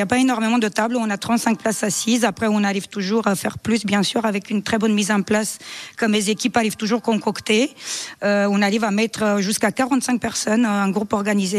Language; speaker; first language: French; non-native, fluent; Romanian